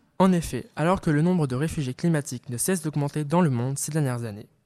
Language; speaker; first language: French; native; French